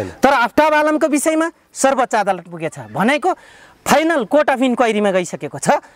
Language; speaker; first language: Nepali; non-native, local second language; Rana Tharu